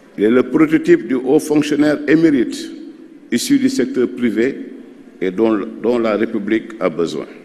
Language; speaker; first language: French; non-native, local second language; Wolof